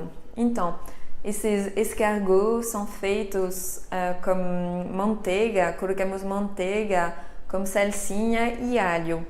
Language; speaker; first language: Portuguese; non-native, fluent; French